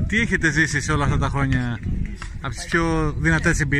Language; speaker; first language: Greek; native; Greek